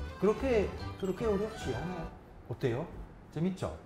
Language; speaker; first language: Korean; non-native, fluent; Italian